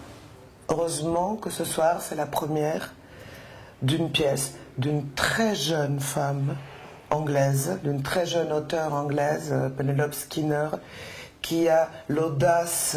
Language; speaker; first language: French; non-native, fluent; Spanish